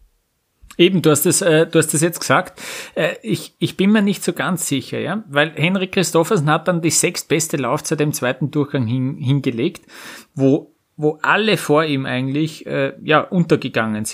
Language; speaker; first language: German; native; German